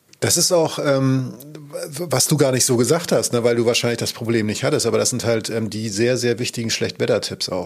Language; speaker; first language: German; native; German